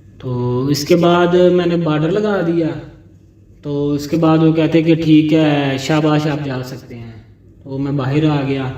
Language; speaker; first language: Urdu; non-native, local second language; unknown